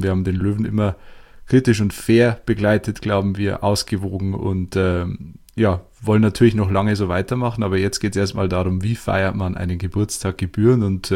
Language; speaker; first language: German; native; German